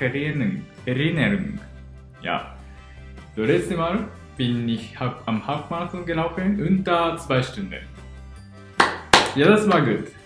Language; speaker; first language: German; non-native, learner; Japanese